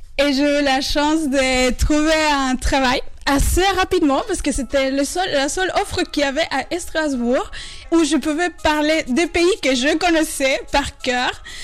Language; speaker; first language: French; non-native, fluent; Spanish